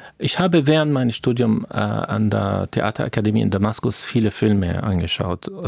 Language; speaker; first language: German; non-native, fluent; Arabic